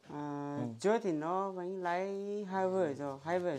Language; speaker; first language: Vietnamese; non-native, local second language; Hmong